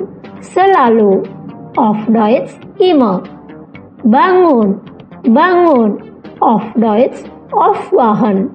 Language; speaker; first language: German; non-native, fluent; Indonesian